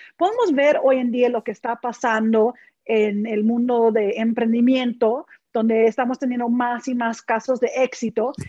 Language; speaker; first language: Spanish; non-native, fluent; English